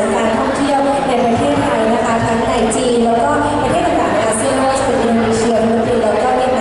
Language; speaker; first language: Thai; native; Thai